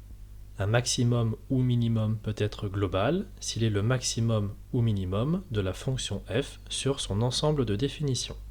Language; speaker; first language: French; native; French